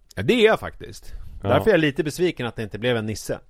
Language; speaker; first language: Swedish; native; Swedish